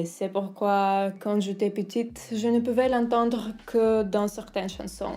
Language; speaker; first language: French; non-native, learner; Russian